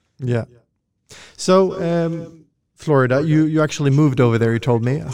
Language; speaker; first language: English; non-native, fluent; Swedish